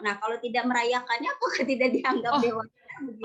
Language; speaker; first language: Indonesian; native; Indonesian